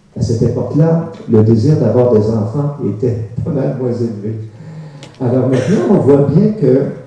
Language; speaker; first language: French; native; French